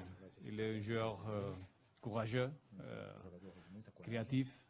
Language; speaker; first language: French; non-native, fluent; Spanish